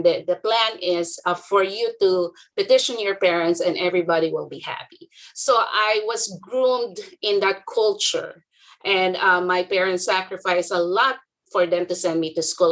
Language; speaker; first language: English; non-native, local second language; Filipino